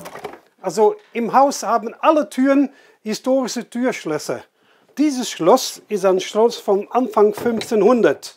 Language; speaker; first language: German; non-native, fluent; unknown